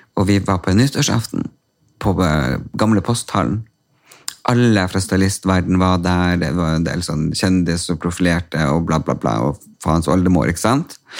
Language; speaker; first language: Norwegian; native; Norwegian